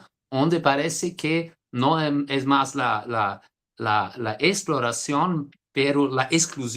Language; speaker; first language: Spanish; non-native, fluent; Portuguese